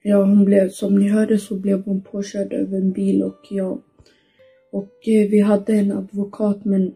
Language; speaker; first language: Swedish; early bilingual, other home language; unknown